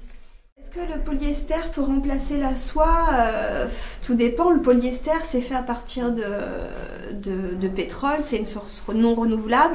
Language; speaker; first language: French; native; French